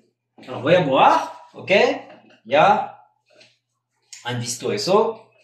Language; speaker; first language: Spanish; non-native, fluent; French